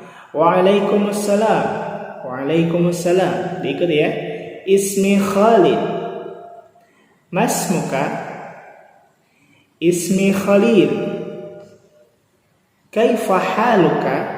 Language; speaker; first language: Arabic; non-native, fluent; Indonesian